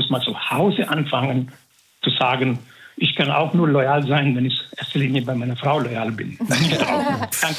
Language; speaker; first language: German; non-native, fluent; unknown